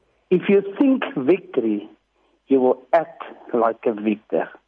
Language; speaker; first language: English; non-native, local second language; Afrikaans